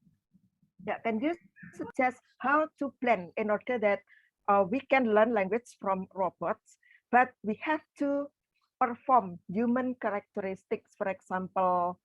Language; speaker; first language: English; non-native, fluent; Indonesian